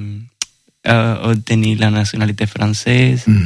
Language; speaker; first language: French; non-native, learner; Spanish